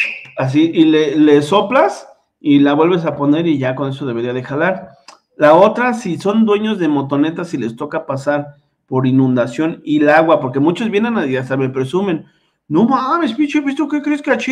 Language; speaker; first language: Spanish; native; Spanish